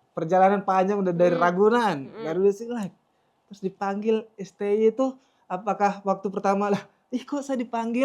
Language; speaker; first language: Indonesian; native; Indonesian